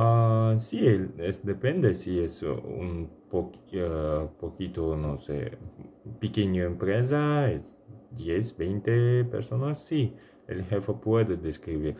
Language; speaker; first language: Spanish; non-native, learner; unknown